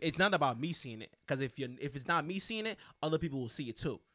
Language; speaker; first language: English; non-native, local second language; Yoruba